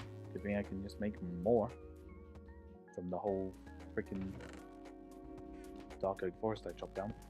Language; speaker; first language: English; native; English